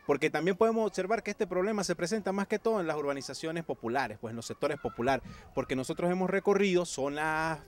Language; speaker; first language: Spanish; native; Spanish